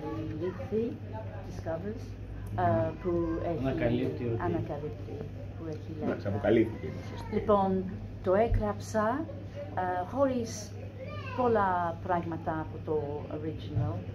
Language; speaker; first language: Greek; non-native, learner; English